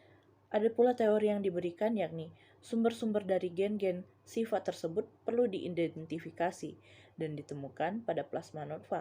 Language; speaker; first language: Indonesian; native; Indonesian